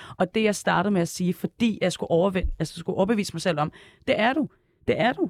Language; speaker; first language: Danish; early bilingual, other home language; Arabic